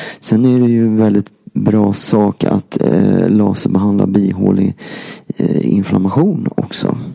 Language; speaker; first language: Swedish; native; Swedish